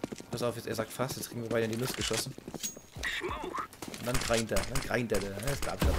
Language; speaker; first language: German; native; German